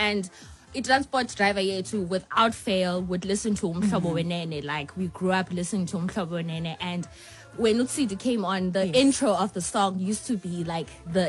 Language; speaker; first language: English; non-native, local second language; Xhosa